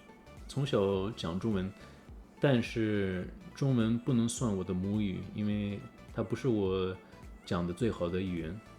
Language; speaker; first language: Chinese; early bilingual, heritage; English